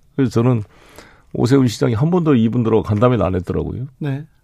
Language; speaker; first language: Korean; native; Korean